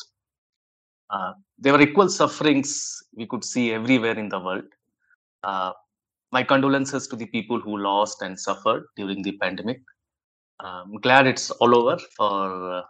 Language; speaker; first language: English; non-native, local second language; Hindi